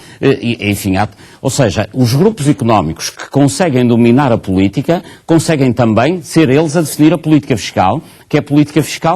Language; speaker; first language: Portuguese; native; Portuguese